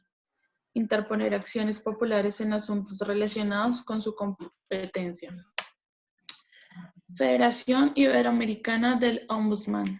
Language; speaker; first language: Spanish; native; Spanish